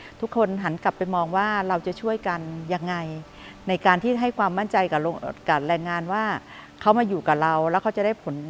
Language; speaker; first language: Thai; native; Thai